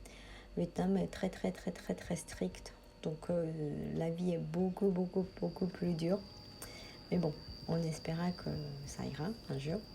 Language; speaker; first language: French; non-native, fluent; Japanese